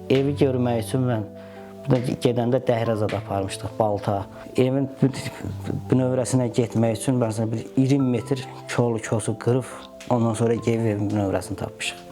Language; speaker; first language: Azerbaijani; native; Azerbaijani